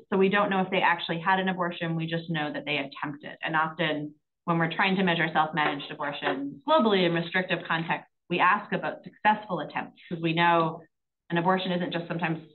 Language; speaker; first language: English; native; English